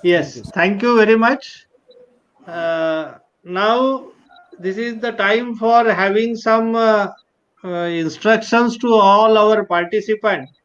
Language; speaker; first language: English; non-native, local second language; Hindi